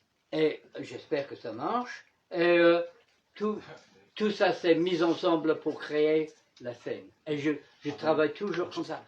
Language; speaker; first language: French; non-native, fluent; English